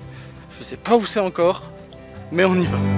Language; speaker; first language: French; native; French